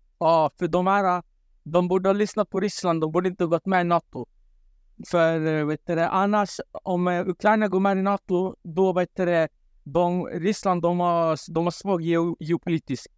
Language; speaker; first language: Swedish; non-native, local second language; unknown